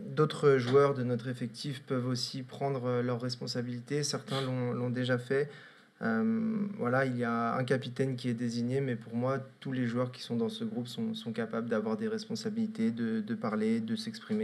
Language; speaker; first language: French; native; French